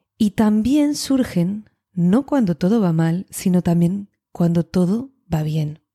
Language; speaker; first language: Spanish; non-native, fluent; French